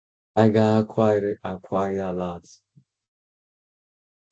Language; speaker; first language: English; non-native, learner; Spanish